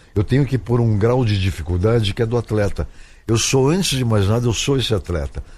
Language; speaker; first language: Portuguese; native; Portuguese